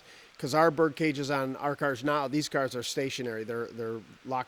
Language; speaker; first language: English; native; English